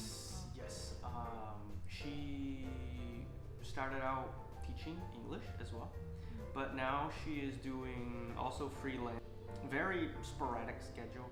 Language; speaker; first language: English; non-native, fluent; Portuguese